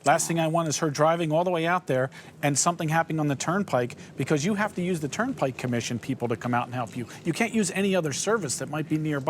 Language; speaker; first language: English; native; English